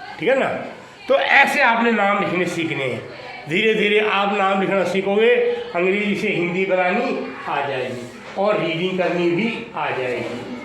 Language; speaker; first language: Hindi; native; Hindi